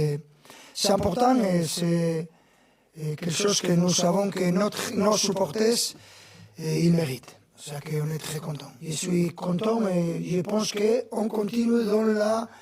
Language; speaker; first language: French; non-native, fluent; Spanish